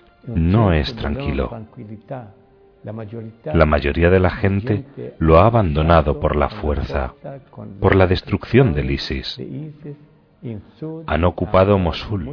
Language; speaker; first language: Spanish; non-native, fluent; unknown